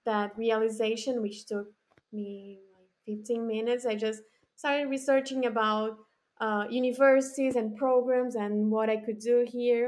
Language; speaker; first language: English; non-native, fluent; Portuguese